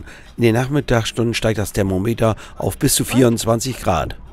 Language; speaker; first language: German; native; German